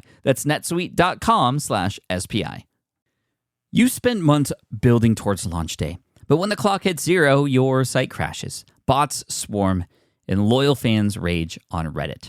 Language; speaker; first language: English; native; English